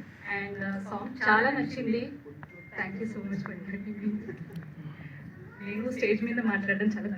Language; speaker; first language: Telugu; non-native, learner; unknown